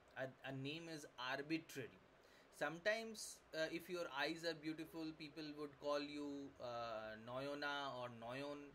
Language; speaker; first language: English; non-native, local second language; Bangla